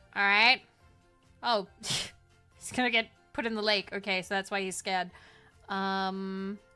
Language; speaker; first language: English; native; English